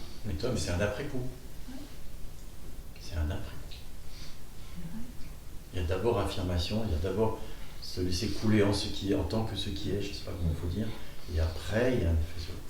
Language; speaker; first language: French; native; French